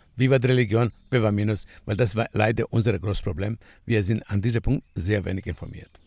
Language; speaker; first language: German; non-native, fluent; Greek